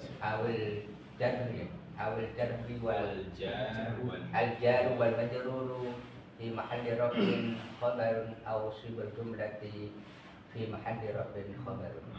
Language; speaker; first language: Arabic; non-native, learner; Indonesian